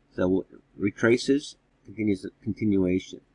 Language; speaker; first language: English; native; English